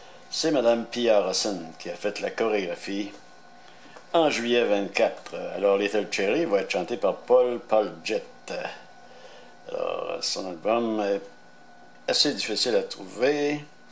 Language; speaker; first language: French; native; French